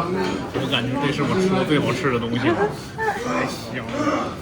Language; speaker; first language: Chinese; native; Chinese